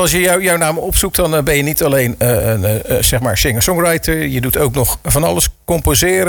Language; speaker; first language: Dutch; native; Dutch